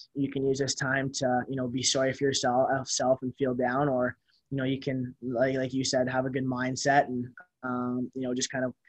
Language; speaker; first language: English; native; English